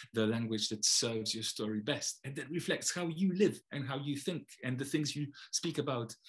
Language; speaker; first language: English; non-native, fluent; Polish